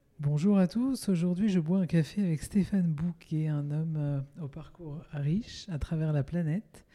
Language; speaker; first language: French; native; French